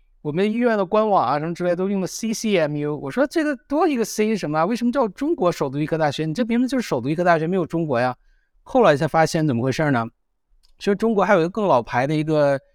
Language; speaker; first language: Chinese; native; Chinese